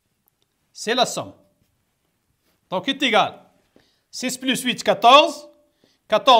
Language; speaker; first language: French; non-native, local second language; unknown